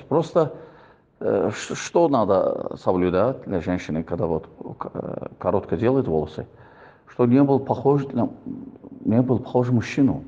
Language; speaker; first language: Russian; non-native, fluent; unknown